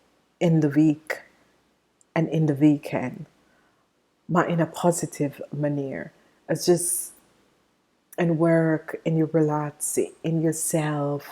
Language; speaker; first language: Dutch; non-native, fluent; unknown